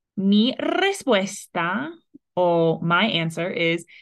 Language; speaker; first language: Spanish; non-native, fluent; English